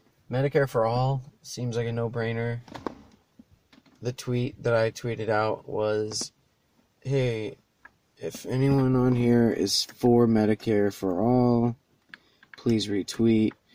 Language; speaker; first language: English; native; English